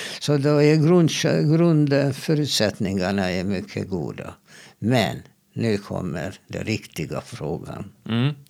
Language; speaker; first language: Swedish; non-native, fluent; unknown